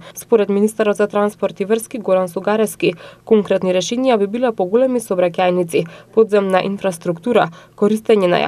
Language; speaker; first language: Macedonian; native; Macedonian